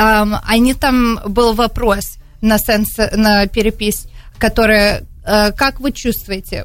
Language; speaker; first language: Russian; early bilingual, heritage; Russian